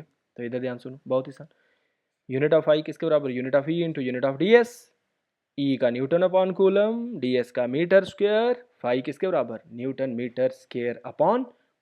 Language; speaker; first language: Hindi; native; Hindi